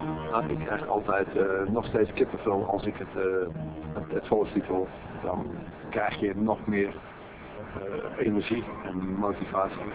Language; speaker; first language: Dutch; native; Dutch